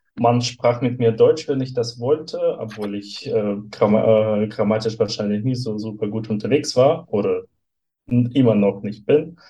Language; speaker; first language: German; non-native, fluent; Russian